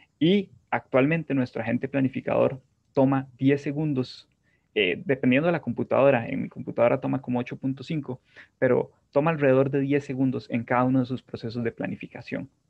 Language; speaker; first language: Spanish; native; Spanish